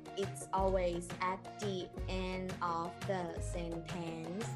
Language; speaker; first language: English; non-native, fluent; Thai